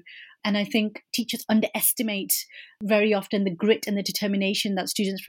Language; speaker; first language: English; native; English